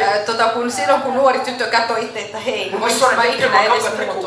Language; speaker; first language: Finnish; non-native, fluent; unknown